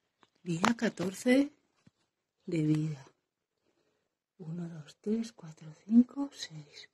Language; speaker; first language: Spanish; native; Spanish